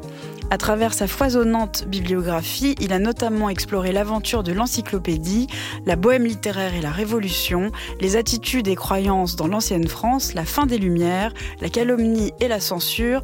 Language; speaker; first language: French; native; French